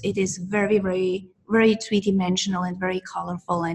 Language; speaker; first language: English; non-native, fluent; Swiss German